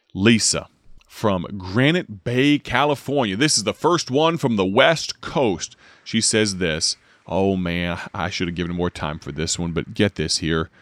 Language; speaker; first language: English; native; English